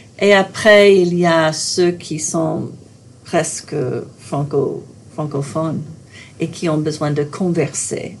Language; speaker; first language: French; non-native, fluent; English